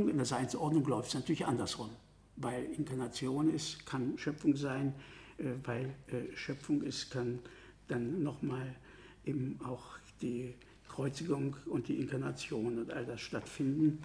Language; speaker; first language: German; native; German